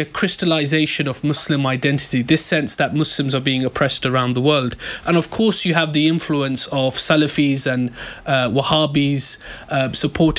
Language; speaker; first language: English; native; English